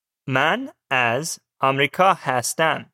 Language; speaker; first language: Persian; non-native, learner; English